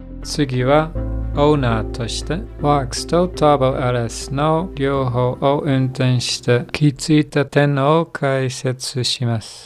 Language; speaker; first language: Japanese; non-native, learner; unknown